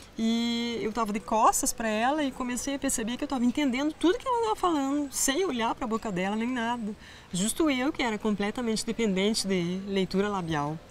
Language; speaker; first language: Portuguese; native; Portuguese